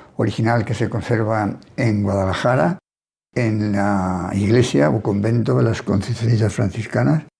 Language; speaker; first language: Spanish; native; Spanish